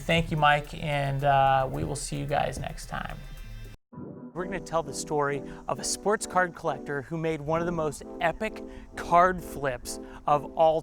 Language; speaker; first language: English; native; English